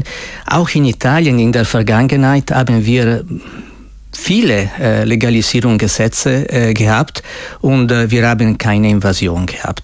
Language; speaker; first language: German; non-native, fluent; Italian